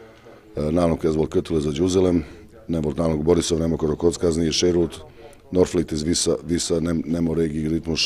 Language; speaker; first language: Hungarian; non-native, learner; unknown